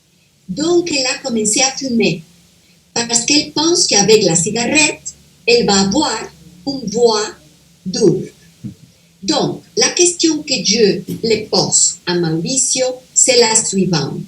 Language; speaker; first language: French; non-native, fluent; Spanish